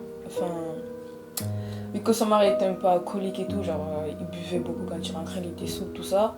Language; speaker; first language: French; early bilingual, other home language; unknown